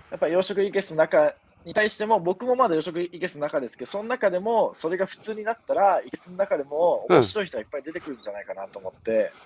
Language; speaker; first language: Japanese; native; Japanese